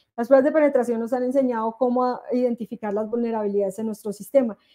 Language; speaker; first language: Spanish; native; Spanish